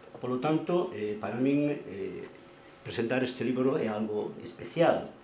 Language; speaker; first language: Galician; non-native, local second language; Spanish